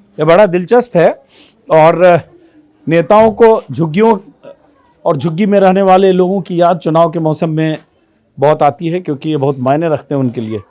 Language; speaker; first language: Hindi; native; Hindi